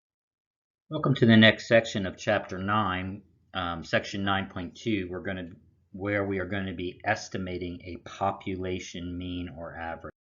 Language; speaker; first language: English; native; English